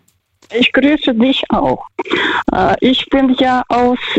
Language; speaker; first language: German; non-native, fluent; Russian